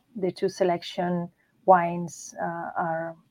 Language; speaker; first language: English; non-native, fluent; Italian